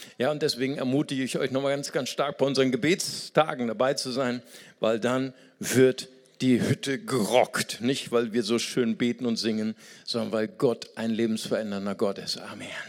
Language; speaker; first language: German; non-native, fluent; Portuguese